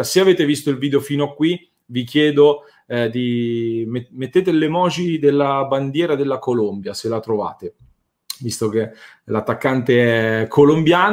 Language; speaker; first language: Italian; native; Italian